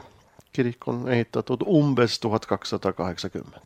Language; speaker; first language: Estonian; non-native, fluent; Swedish